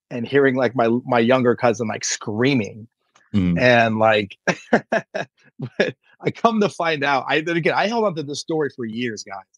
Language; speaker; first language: English; native; English